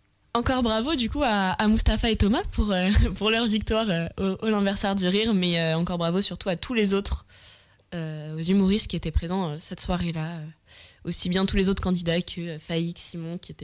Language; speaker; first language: French; native; French